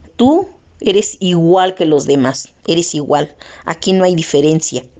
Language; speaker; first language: Spanish; early bilingual, other home language; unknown